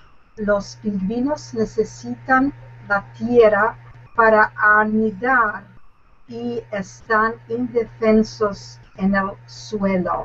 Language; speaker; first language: Spanish; non-native, learner; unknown